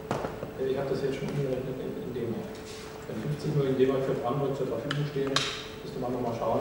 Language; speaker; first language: German; native; German